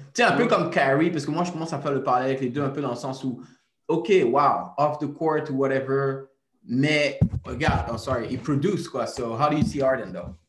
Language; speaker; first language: French; native; French